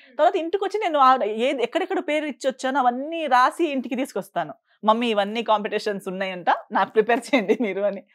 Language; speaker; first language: Telugu; non-native, fluent; Konkani